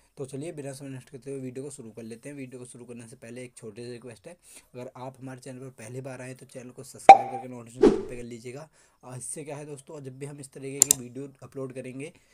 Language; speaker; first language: Hindi; native; Hindi